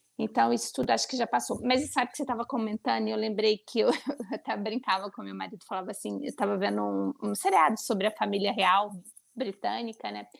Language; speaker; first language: Portuguese; native; Portuguese